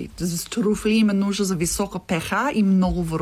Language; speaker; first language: Bulgarian; non-native, learner; English